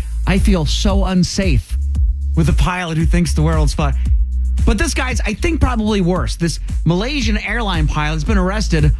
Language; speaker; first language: English; native; English